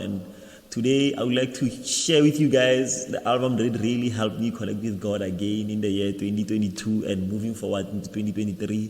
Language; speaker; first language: English; non-native, local second language; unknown